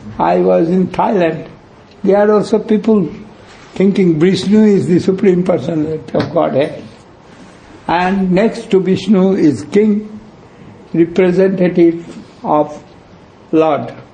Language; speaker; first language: English; non-native, local second language; Bangla